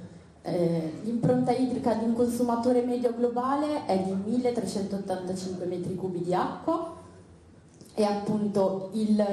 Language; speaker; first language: Italian; native; Italian